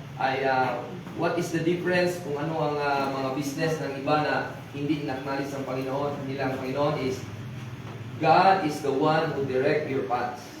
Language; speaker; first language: Filipino; non-native, local second language; Cebuano